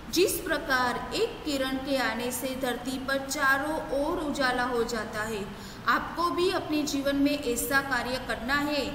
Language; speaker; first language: Hindi; non-native, local second language; Gujarati